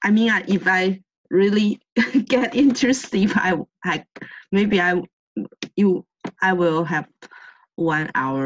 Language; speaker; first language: English; non-native, learner; Chinese